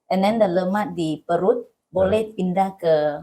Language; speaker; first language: Indonesian; non-native, learner; Malay